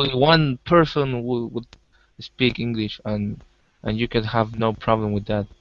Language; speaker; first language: English; non-native, learner; Spanish